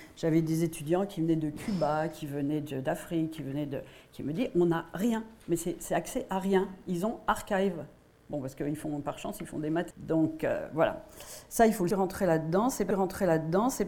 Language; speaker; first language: French; native; French